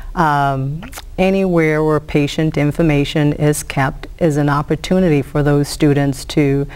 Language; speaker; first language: English; native; English